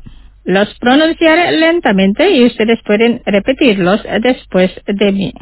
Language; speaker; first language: Spanish; non-native, fluent; Indonesian